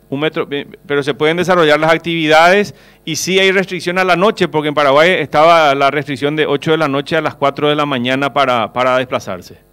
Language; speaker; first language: Spanish; native; Spanish